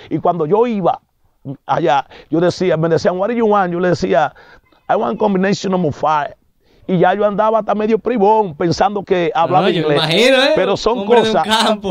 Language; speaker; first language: Spanish; native; Spanish